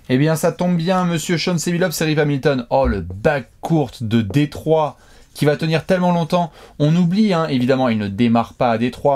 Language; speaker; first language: French; native; French